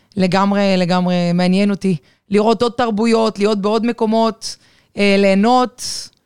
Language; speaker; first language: Hebrew; non-native, fluent; Russian